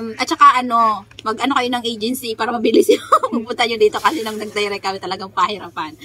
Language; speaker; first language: Filipino; native; Filipino